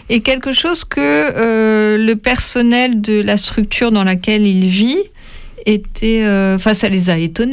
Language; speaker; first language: French; native; French